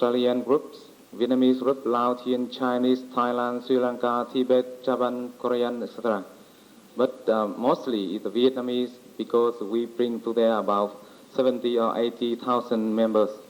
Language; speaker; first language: English; non-native, learner; Vietnamese